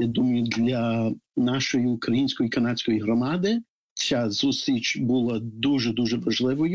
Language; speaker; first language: Ukrainian; early bilingual, heritage; Ukrainian